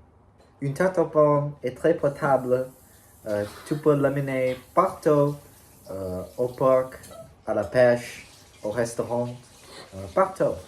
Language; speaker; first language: French; non-native, learner; English